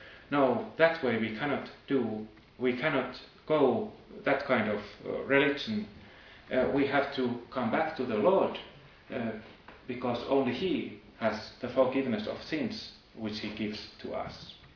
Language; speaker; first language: English; non-native, fluent; Finnish